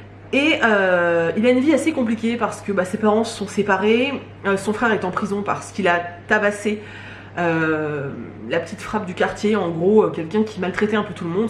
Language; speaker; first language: French; native; French